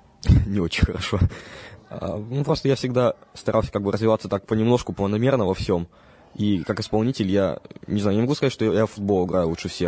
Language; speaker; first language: Russian; native; Russian